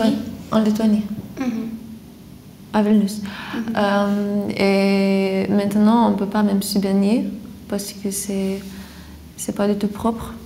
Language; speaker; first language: French; non-native, fluent; Lithuanian